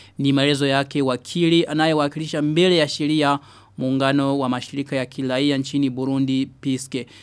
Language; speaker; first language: Swahili; non-native, local second language; Rundi